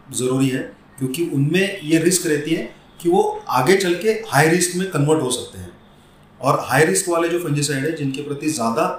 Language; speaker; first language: Hindi; non-native, local second language; Marathi